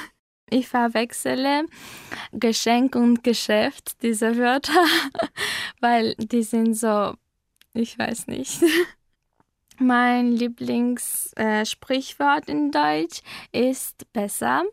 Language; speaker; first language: German; non-native, learner; Armenian